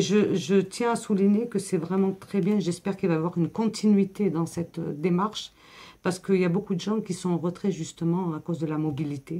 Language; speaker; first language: French; native; French